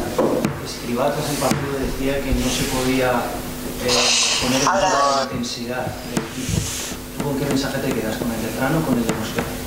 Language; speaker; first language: Spanish; native; Spanish